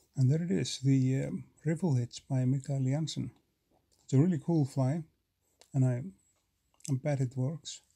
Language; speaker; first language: English; non-native, fluent; Icelandic